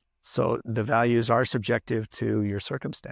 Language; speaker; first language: English; native; English